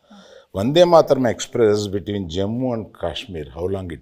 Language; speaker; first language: Telugu; native; Telugu